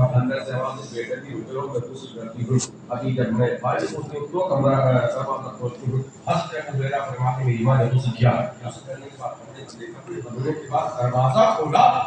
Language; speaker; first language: Urdu; native; Urdu